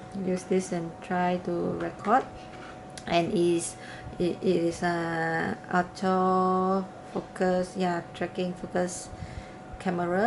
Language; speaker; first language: English; non-native, learner; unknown